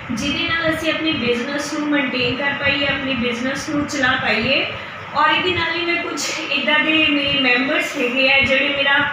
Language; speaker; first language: Hindi; non-native, local second language; Punjabi